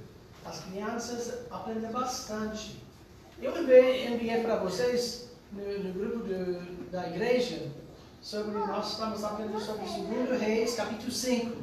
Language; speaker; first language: Portuguese; non-native, fluent; English